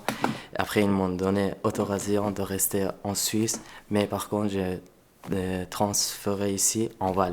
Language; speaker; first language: French; non-native, fluent; Persian